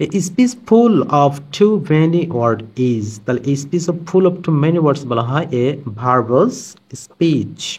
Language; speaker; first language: English; non-native, local second language; Bangla